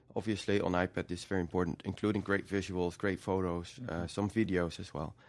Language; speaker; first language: English; non-native, fluent; Dutch